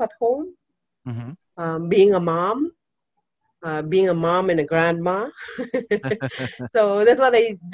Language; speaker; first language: English; non-native, local second language; Cebuano